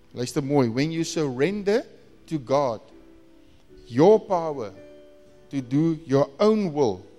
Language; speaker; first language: English; non-native, local second language; Afrikaans